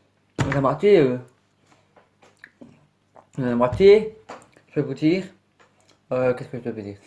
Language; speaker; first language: French; native; French